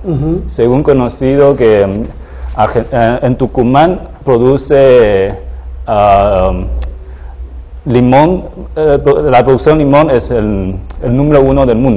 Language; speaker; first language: Spanish; non-native, fluent; Chinese